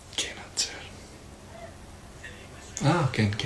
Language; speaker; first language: English; non-native, learner; Indonesian